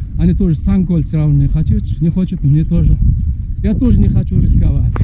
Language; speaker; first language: Russian; non-native, local second language; Uzbek